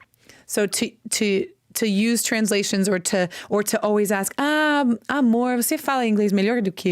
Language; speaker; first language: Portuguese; non-native, learner; English